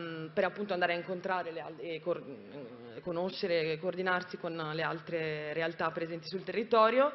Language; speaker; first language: Italian; native; Italian